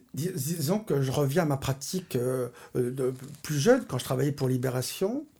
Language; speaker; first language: French; native; French